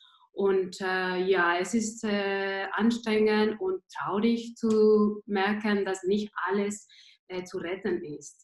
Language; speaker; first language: German; non-native, fluent; Spanish